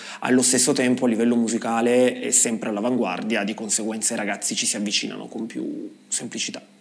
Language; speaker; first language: Italian; native; Italian